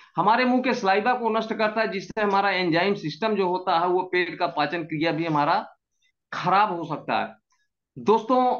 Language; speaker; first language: Hindi; native; Hindi